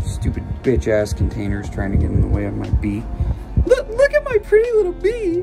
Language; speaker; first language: English; native; English